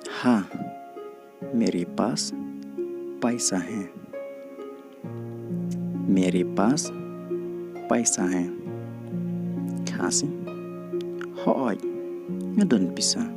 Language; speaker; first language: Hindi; non-native, local second language; Khasi